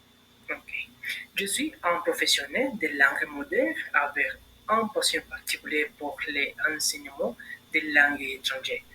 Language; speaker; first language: French; non-native, learner; Spanish